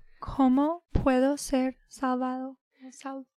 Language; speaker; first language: Spanish; early bilingual, heritage; Spanish